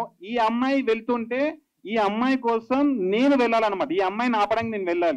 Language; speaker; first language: Telugu; native; Telugu